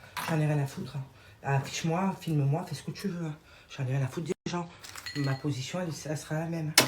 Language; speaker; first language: French; native; French